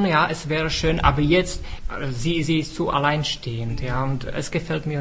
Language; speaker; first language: German; non-native, fluent; Czech